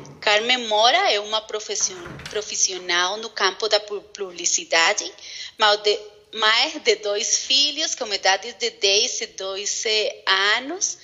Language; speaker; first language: Portuguese; non-native, learner; Spanish